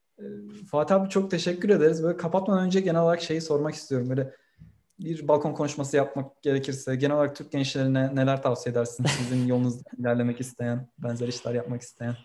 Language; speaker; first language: Turkish; native; Turkish